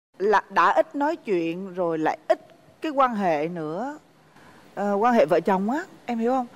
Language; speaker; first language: Vietnamese; native; Vietnamese